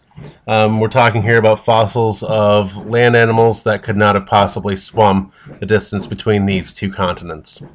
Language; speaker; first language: English; native; English